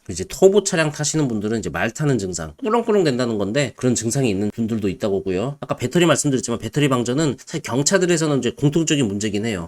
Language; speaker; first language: Korean; native; Korean